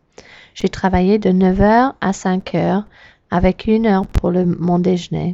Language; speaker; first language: French; non-native, learner; English